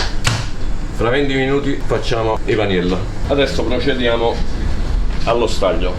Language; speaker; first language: Italian; native; Italian